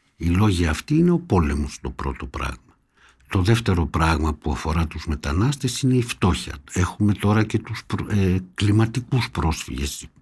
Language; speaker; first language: Greek; native; Greek